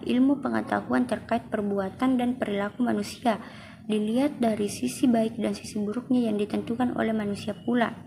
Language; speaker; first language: Indonesian; native; Indonesian